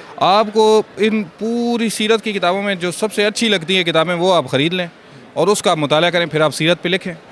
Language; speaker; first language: Urdu; native; Urdu